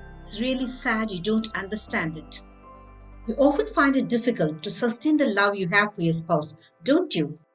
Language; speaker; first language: English; non-native, local second language; Tamil